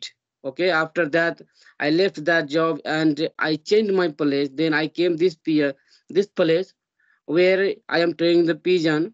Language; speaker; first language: English; non-native, learner; Hindi